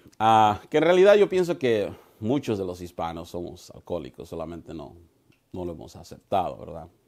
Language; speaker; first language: Spanish; native; Spanish